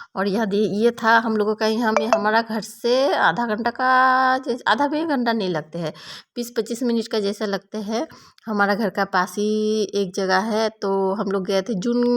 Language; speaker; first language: Hindi; non-native, local second language; Bangla